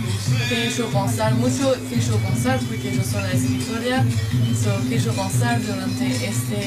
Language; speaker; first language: Spanish; non-native, learner; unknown